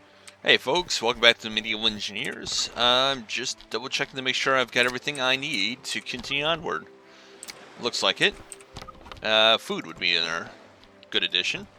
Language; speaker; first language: English; native; English